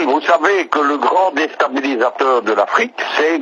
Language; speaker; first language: French; native; French